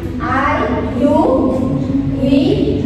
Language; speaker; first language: English; non-native, fluent; Indonesian